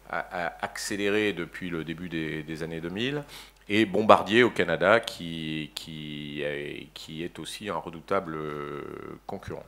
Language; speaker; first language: French; native; French